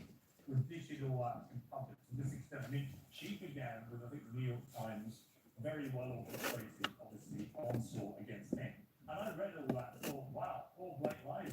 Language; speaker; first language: English; native; English